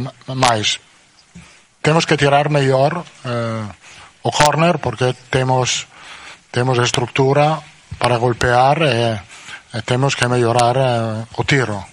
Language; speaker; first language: Portuguese; non-native, learner; Italian